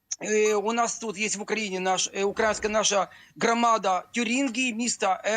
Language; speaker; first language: Ukrainian; non-native, local second language; Russian